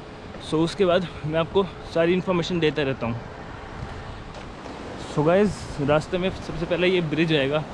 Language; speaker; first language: Hindi; native; Hindi